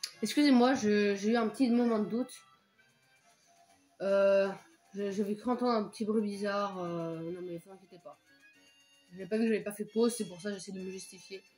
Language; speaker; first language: French; native; French